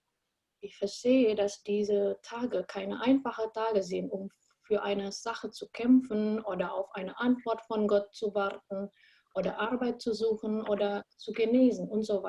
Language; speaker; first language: German; non-native, fluent; Indonesian